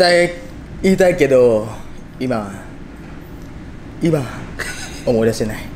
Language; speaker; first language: Japanese; non-native, learner; Vietnamese